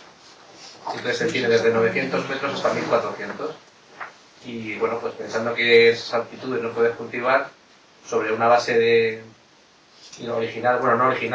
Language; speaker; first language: Spanish; native; Spanish